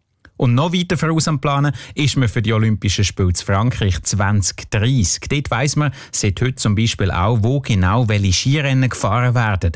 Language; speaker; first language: German; native; German